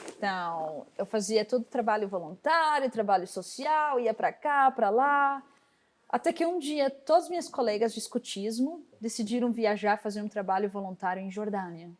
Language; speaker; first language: Portuguese; non-native, fluent; Arabic